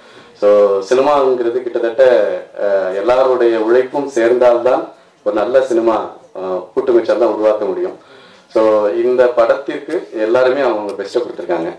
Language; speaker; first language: Tamil; native; Tamil